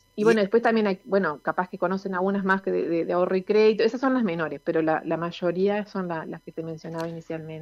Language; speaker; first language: Spanish; native; Spanish